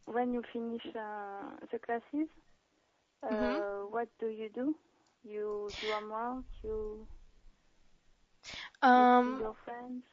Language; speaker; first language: English; non-native, learner; French